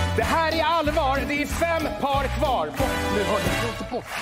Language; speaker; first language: Swedish; native; Swedish